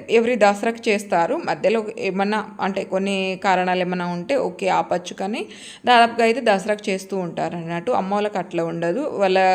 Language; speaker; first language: Telugu; non-native, local second language; Lambadi